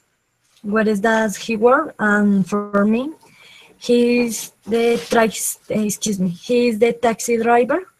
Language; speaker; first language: English; non-native, learner; Spanish